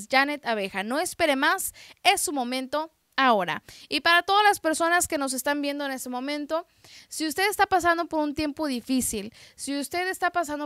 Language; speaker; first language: Spanish; native; Spanish